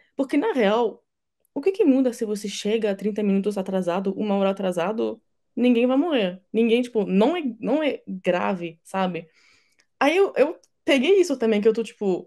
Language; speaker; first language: Portuguese; non-native, fluent; French